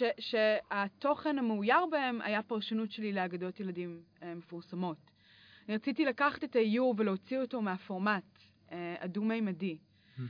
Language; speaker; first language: Hebrew; early bilingual, other home language; English